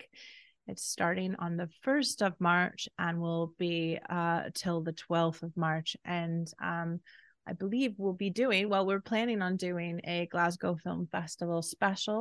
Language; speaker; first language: English; native; English